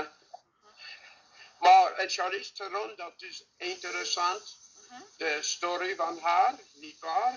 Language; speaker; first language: Dutch; non-native, learner; English